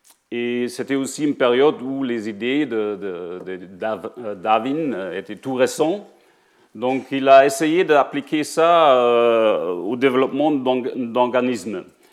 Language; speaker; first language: French; non-native, fluent; German